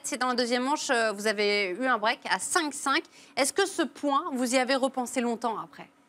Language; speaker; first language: French; native; French